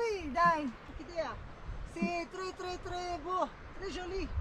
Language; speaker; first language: French; non-native, learner; Italian